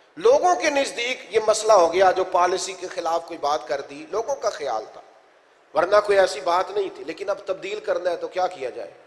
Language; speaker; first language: Urdu; non-native, local second language; Punjabi